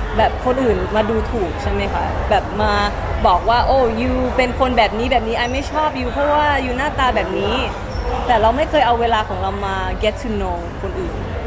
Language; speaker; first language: Thai; early bilingual, heritage; Thai